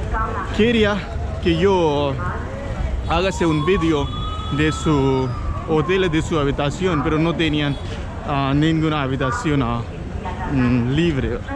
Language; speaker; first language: Spanish; non-native, learner; Hindi